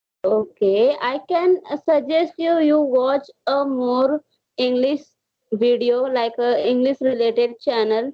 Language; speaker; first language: English; non-native, learner; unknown